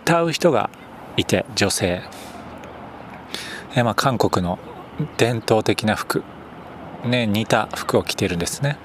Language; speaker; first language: Japanese; native; Japanese